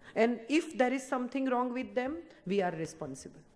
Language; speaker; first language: English; non-native, local second language; Gujarati